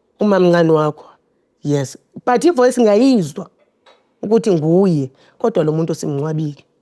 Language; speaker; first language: Zulu; non-native, local second language; Xhosa